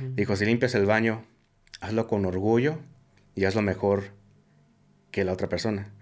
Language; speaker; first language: Spanish; early bilingual, heritage; Spanish